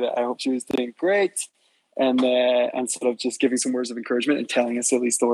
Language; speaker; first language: English; native; English